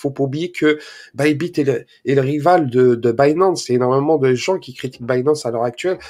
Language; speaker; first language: French; native; French